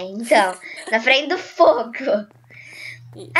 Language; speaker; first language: Portuguese; native; Portuguese